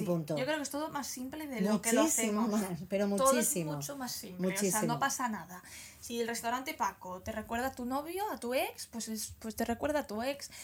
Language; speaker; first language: Spanish; native; Spanish